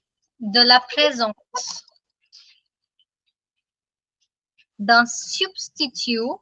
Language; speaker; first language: French; non-native, fluent; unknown